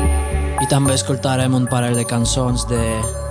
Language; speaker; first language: Catalan; non-native, fluent; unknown